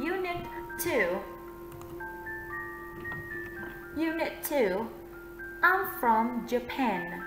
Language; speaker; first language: English; non-native, fluent; Vietnamese